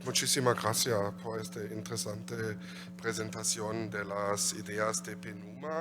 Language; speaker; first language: Spanish; non-native, learner; German